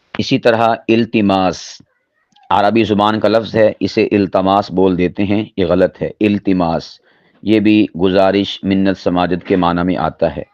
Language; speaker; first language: Urdu; non-native, local second language; Punjabi